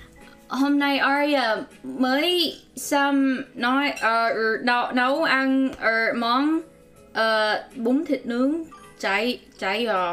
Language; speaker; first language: Vietnamese; non-native, learner; English